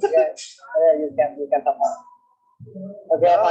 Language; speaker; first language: English; non-native, learner; Vietnamese